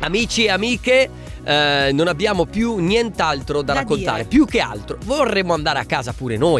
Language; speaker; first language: Italian; native; Italian